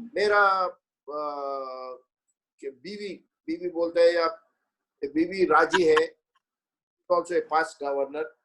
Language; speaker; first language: Hindi; non-native, local second language; Telugu